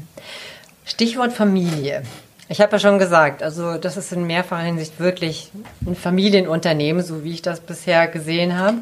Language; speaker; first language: German; native; German